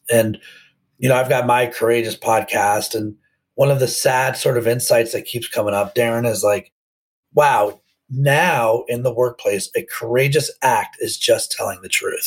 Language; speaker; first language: English; native; English